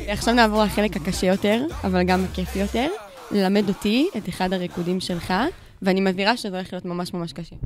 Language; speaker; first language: Hebrew; native; Hebrew